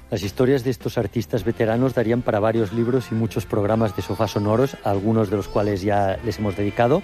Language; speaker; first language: Spanish; native; Spanish